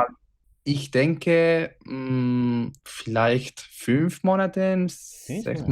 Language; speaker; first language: German; non-native, learner; Spanish